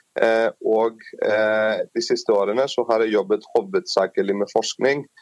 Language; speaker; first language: Norwegian; non-native, fluent; Greek